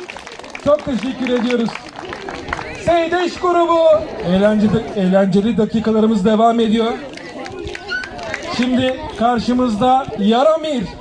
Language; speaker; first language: Turkish; native; Turkish